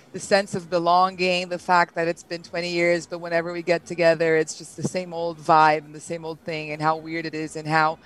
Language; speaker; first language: English; early bilingual, other home language; Portuguese